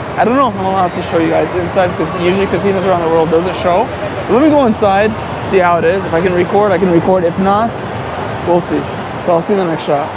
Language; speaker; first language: English; native; English